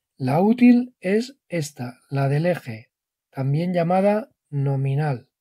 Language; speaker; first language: Spanish; non-native, local second language; Catalan